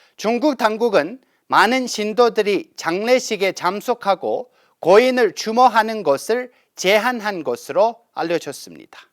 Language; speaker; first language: Korean; non-native, fluent; Tibetan